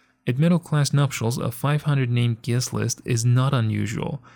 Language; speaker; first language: English; non-native, fluent; Persian